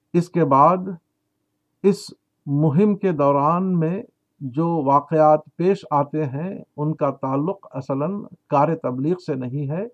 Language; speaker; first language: Urdu; native; Urdu